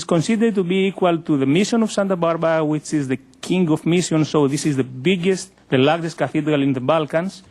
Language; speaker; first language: English; non-native, fluent; Greek